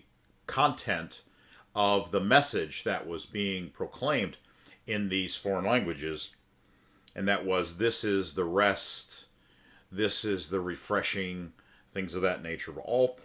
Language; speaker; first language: English; native; English